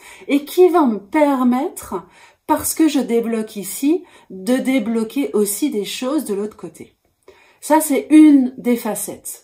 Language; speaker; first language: French; native; French